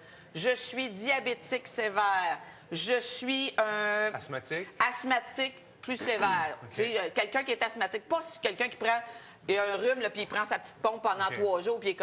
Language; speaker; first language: French; native; French